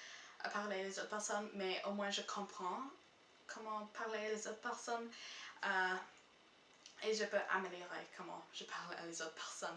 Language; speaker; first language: French; non-native, local second language; English